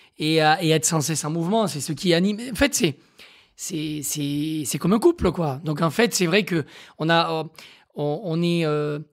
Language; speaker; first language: French; native; French